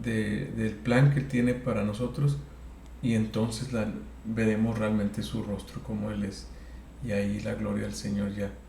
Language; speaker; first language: Spanish; native; Spanish